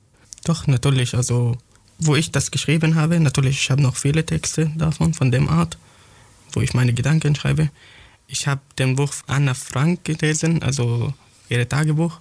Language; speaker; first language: German; non-native, fluent; Arabic